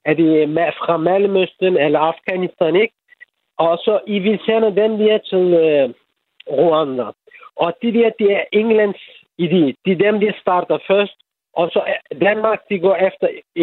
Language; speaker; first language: Danish; non-native, learner; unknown